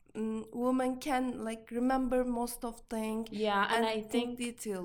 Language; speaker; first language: English; non-native, learner; Turkish